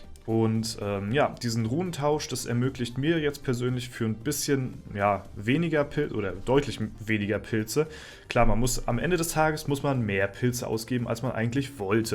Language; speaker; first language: German; native; German